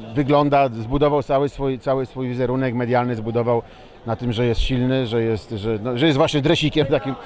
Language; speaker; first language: Polish; native; Polish